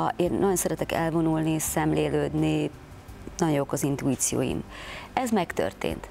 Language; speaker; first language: Hungarian; early bilingual, other home language; Czech